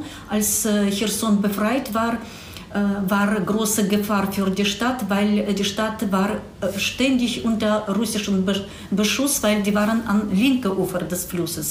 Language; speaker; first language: German; non-native, fluent; Russian